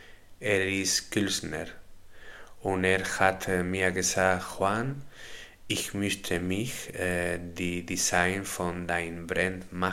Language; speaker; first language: German; non-native, learner; Spanish